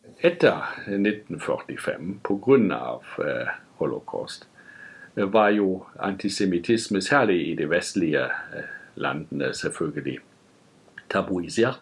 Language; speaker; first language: Norwegian; non-native, fluent; German